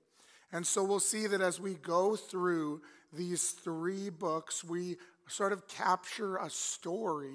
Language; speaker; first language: English; native; English